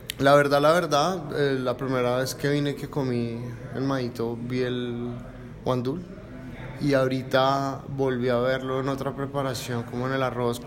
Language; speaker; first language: Spanish; native; Spanish